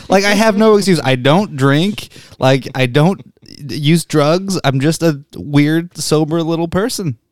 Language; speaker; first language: English; native; English